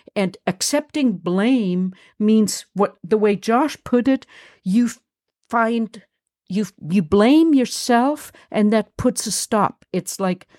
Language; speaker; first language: English; non-native, fluent; German